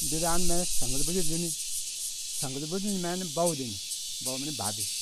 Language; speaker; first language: Hindi; native; Hindi